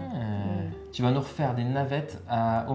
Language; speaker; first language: French; native; French